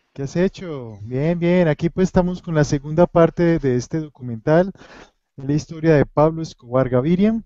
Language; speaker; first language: Spanish; native; Spanish